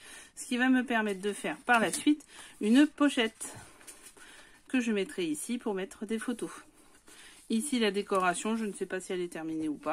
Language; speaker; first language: French; native; French